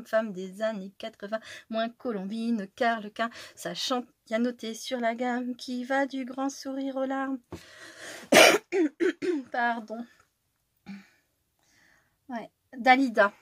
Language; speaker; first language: French; native; French